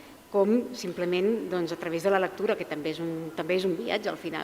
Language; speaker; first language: Catalan; native; Catalan